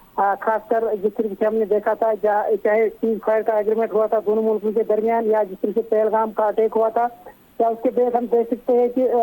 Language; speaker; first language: Urdu; non-native, local second language; Kashmiri